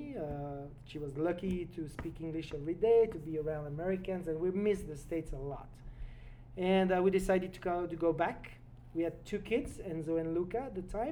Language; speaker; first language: English; non-native, fluent; French